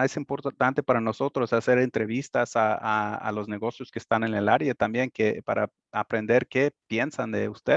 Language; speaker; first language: Spanish; early bilingual, heritage; Spanish